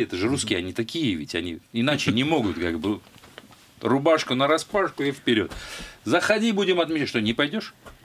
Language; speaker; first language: Russian; native; Russian